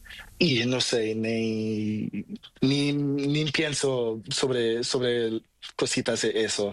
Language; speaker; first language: Spanish; non-native, learner; Portuguese